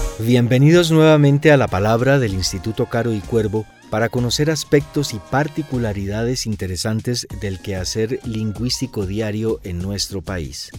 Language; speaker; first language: Spanish; native; Spanish